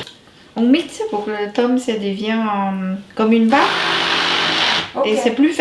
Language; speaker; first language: French; non-native, learner; Vietnamese